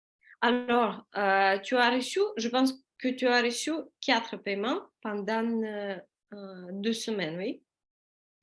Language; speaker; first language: French; non-native, learner; Russian